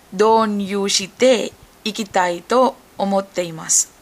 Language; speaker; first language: Japanese; non-native, learner; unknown